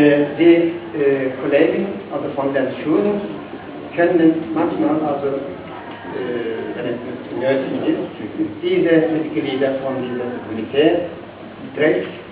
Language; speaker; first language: German; non-native, learner; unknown